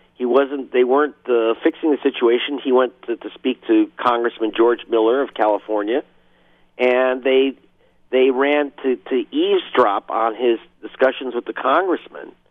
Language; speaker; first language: English; native; English